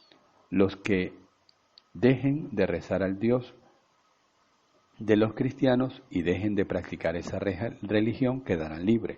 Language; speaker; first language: Spanish; native; Spanish